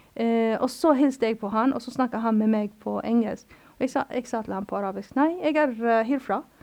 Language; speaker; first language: Norwegian; non-native, fluent; Arabic